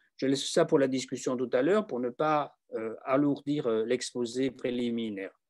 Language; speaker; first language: French; native; French